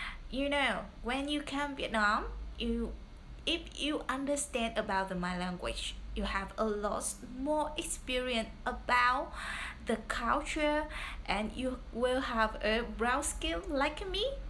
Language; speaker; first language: English; non-native, learner; Vietnamese